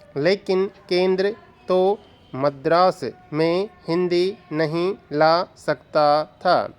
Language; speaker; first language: Hindi; native; Hindi